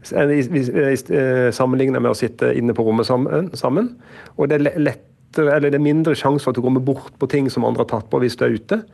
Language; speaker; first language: Norwegian; native; Norwegian